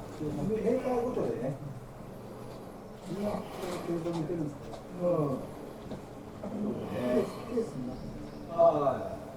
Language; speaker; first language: Japanese; native; Japanese